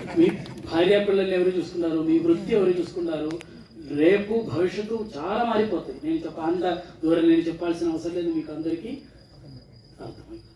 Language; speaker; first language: Telugu; non-native, fluent; Malayalam